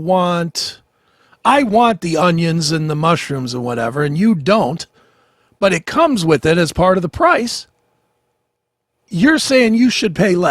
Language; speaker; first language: English; native; English